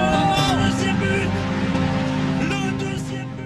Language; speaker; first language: French; native; French